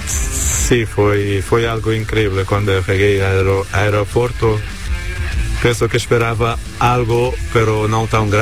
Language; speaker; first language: Spanish; non-native, learner; Portuguese